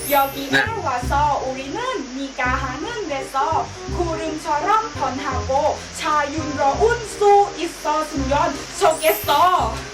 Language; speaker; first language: Korean; non-native, learner; Thai